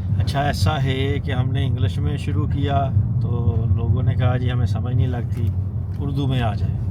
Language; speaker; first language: Urdu; non-native, local second language; Punjabi